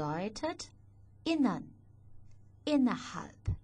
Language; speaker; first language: German; non-native, fluent; Chinese